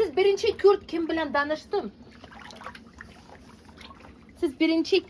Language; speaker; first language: Turkish; non-native, learner; Russian